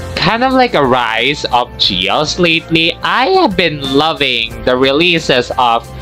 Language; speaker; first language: English; non-native, local second language; Filipino